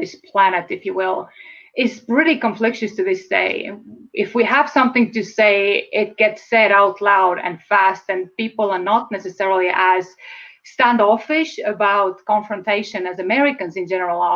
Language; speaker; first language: English; non-native, fluent; Estonian